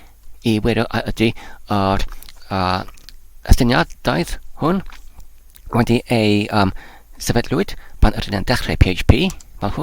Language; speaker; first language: Welsh; non-native, learner; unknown